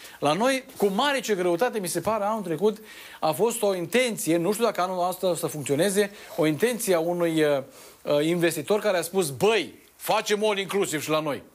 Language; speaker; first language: Romanian; native; Romanian